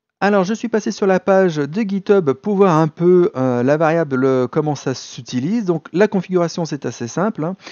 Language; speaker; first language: French; native; French